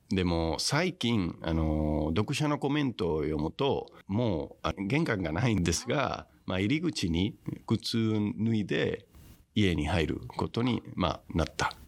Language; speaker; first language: Japanese; non-native, fluent; Spanish